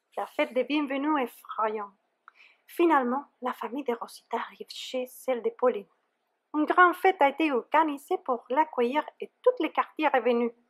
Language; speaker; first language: French; non-native, fluent; Spanish